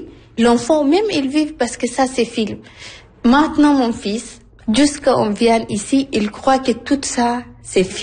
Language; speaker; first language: French; non-native, learner; Arabic